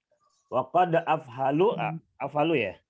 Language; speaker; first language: Arabic; non-native, learner; Indonesian